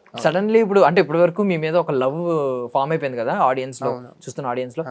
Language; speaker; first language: Telugu; native; Telugu